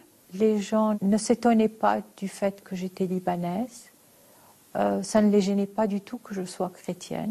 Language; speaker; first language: French; non-native, local second language; Arabic